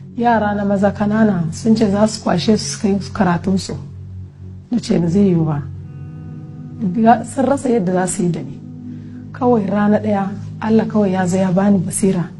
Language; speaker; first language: Hausa; non-native, local second language; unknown